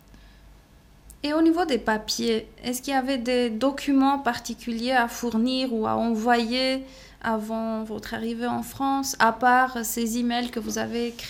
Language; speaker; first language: French; non-native, fluent; Romanian